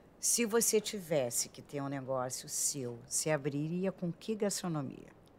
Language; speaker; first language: Portuguese; native; Portuguese